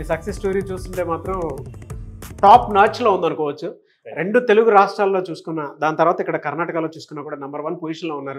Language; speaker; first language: Telugu; native; Telugu